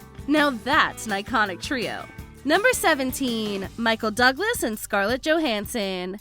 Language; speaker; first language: English; native; English